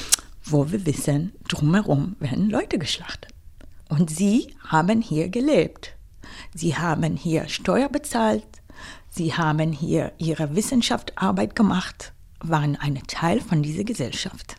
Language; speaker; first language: German; non-native, fluent; Hebrew